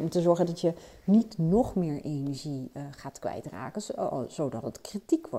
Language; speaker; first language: Dutch; native; Dutch